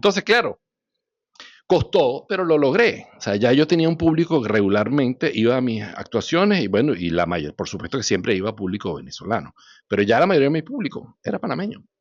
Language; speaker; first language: Spanish; early bilingual, other home language; Hebrew